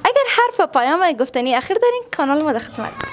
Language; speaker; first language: Persian; native; Persian